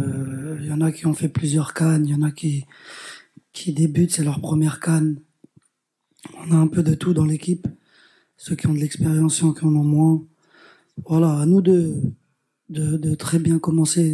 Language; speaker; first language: French; early bilingual, other home language; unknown